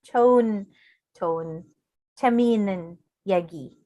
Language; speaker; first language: Korean; non-native, learner; English